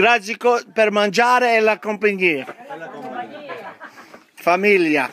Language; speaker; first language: Italian; early bilingual, heritage; English